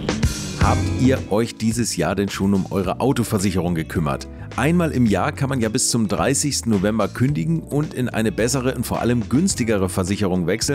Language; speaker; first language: German; native; German